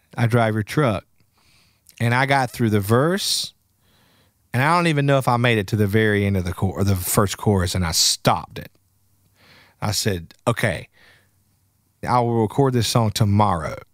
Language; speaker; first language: English; native; English